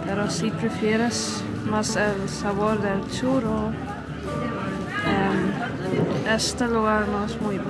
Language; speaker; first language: Spanish; non-native, fluent; Dutch